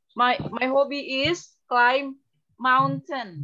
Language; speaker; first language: English; non-native, fluent; Indonesian